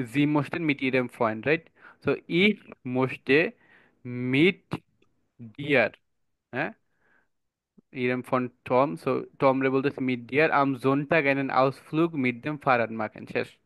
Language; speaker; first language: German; non-native, fluent; Bangla